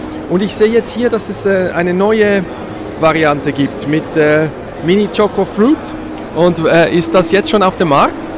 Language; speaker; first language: German; native; German